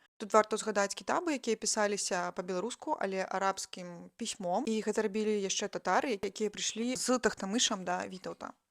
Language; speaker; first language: Belarusian; non-native, local second language; Russian